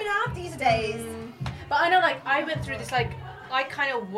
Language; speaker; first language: English; native; English